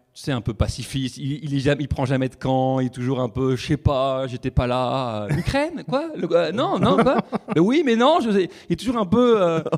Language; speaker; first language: French; native; French